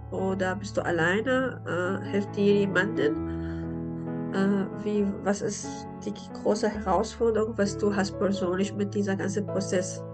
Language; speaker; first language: German; non-native, learner; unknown